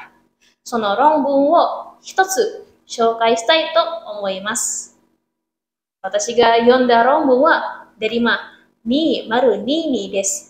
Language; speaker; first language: Japanese; non-native, learner; Indonesian